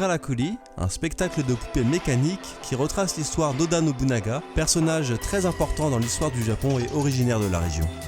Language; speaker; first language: French; native; French